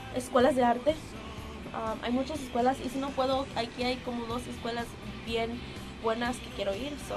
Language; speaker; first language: Spanish; early bilingual, heritage; Spanish